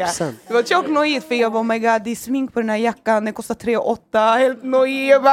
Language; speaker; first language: Swedish; native; Swedish